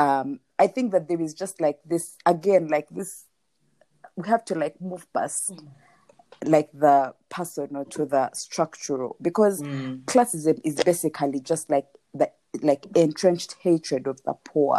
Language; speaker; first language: English; non-native, local second language; Nyankole